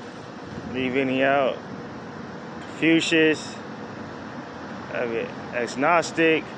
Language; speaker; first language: English; native; English